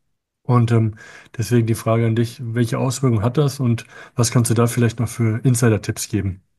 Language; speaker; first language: German; native; German